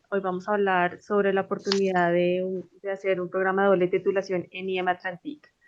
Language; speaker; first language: Spanish; native; Spanish